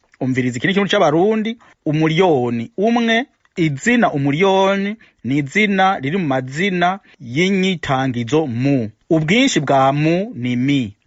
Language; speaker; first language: Rundi; native; Rundi